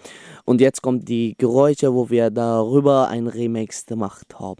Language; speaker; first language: German; non-native, learner; Arabic